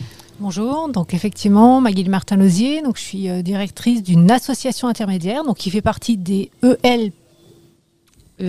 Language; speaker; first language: French; native; French